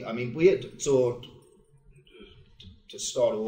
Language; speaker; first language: English; native; English